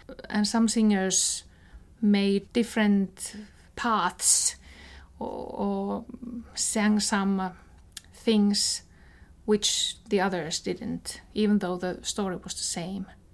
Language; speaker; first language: English; non-native, fluent; Finnish